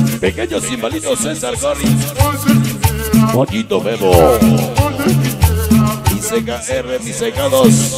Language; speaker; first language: Spanish; native; Spanish